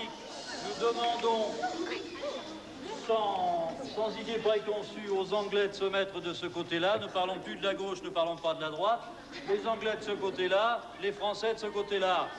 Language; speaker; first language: French; native; French